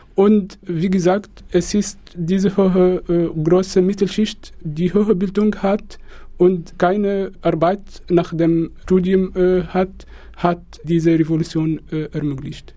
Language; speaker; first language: German; non-native, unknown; Arabic